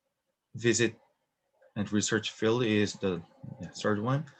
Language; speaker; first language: English; non-native, learner; Korean